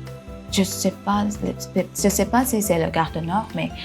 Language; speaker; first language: French; non-native, fluent; Thai